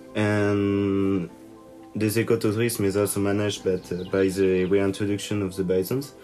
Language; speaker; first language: English; non-native, learner; French